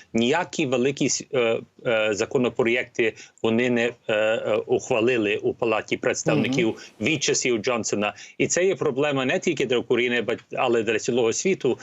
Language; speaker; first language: Ukrainian; early bilingual, heritage; Ukrainian